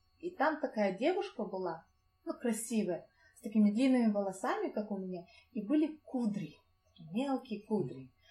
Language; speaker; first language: Russian; native; Russian